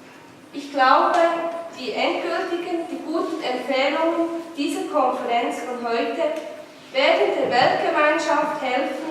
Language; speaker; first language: German; non-native, fluent; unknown